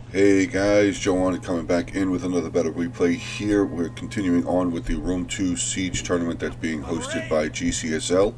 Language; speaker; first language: English; native; English